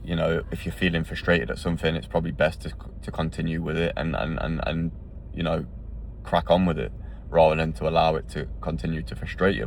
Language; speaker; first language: English; native; English